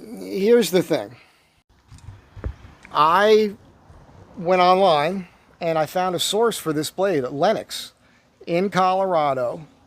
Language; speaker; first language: English; native; English